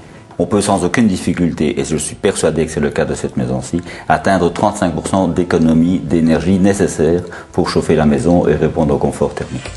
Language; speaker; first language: French; native; French